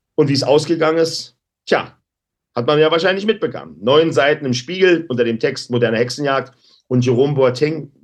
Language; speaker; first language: German; native; German